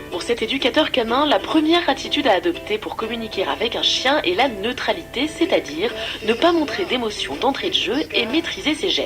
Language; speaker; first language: French; native; French